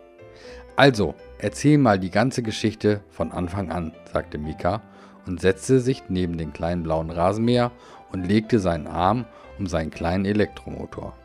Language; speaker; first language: German; native; German